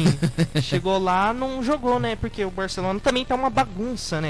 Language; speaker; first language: Portuguese; native; Portuguese